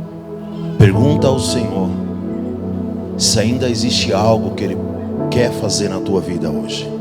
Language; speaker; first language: Portuguese; native; Portuguese